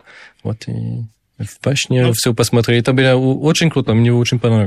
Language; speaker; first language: Russian; non-native, fluent; French